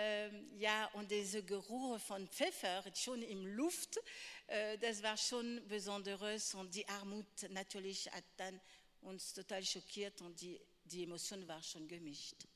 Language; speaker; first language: German; non-native, fluent; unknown